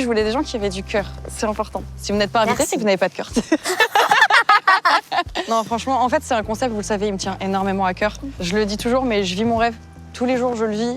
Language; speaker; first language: French; native; French